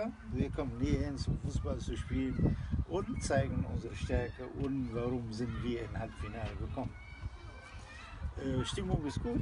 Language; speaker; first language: German; non-native, learner; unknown